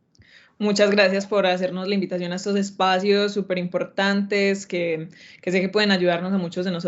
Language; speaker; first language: Spanish; native; Spanish